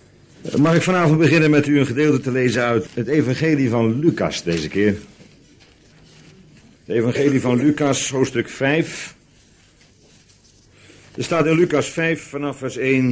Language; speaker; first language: Dutch; native; Dutch